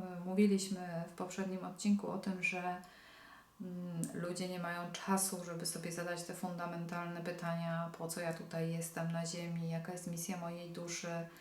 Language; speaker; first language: Polish; native; Polish